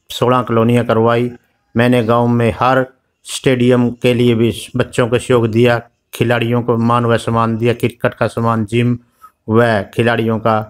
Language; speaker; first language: Hindi; native; Hindi